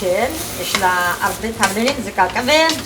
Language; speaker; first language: Hebrew; non-native, learner; Amharic